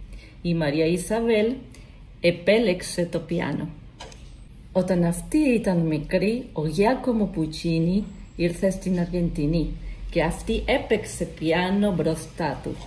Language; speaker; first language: Greek; non-native, learner; Spanish